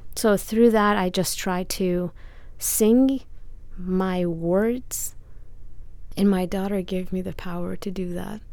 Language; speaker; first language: English; non-native, fluent; Persian